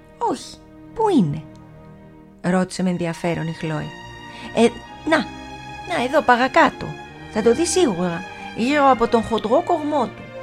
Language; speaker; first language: Greek; native; Greek